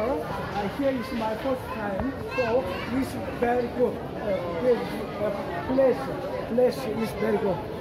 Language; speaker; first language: English; non-native, learner; Korean